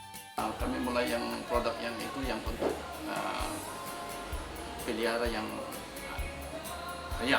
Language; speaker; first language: Indonesian; non-native, local second language; Tetum